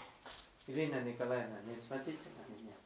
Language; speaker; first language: Russian; non-native, fluent; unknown